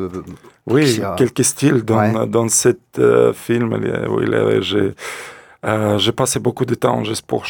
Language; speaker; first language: French; non-native, learner; Russian